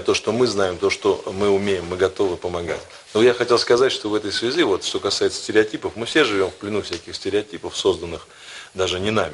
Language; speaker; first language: Russian; native; Russian